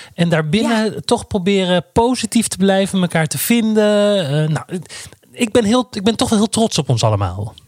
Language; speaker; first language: Dutch; native; Dutch